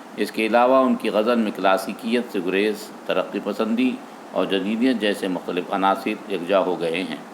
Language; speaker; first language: Urdu; native; Urdu